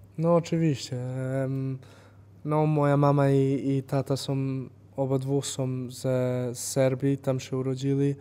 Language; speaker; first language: Polish; non-native, fluent; Serbian